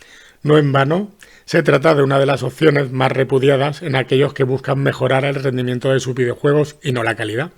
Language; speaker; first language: Spanish; native; Spanish